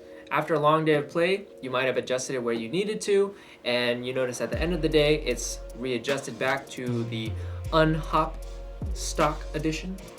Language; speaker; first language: English; native; English